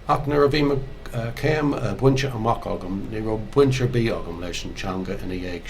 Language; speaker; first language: Irish; non-native, local second language; English